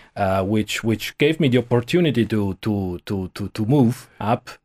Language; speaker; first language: English; non-native, fluent; Italian